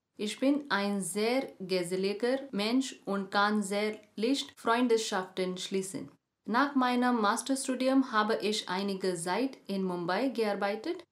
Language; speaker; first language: German; non-native, learner; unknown